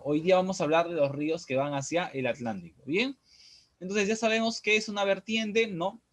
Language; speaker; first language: Spanish; native; Spanish